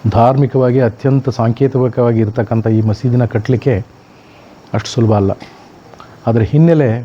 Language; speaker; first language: Kannada; native; Kannada